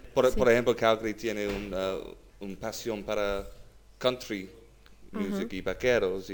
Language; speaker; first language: Spanish; non-native, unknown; English